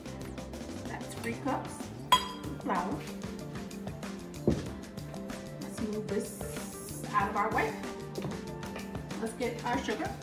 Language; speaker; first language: English; native; English